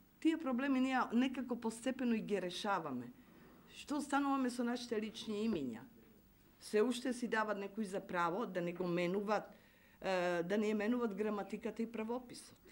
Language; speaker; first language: Macedonian; early bilingual, heritage; Macedonian